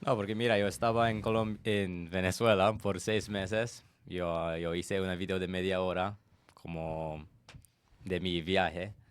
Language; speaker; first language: Spanish; non-native, learner; English